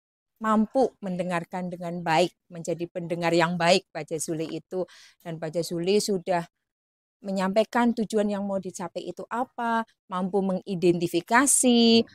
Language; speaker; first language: Indonesian; native; Indonesian